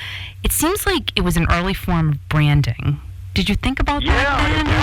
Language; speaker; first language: English; native; English